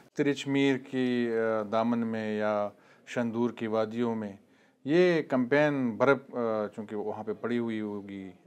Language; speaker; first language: Urdu; native; Urdu